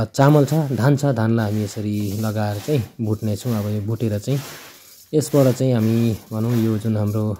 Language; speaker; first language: Nepali; non-native, local second language; Limbu